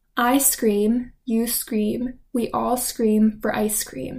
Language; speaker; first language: English; native; English